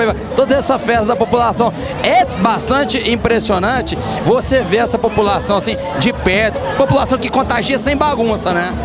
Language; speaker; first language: Portuguese; native; Portuguese